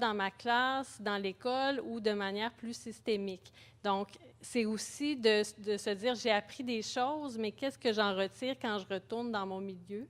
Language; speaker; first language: French; native; French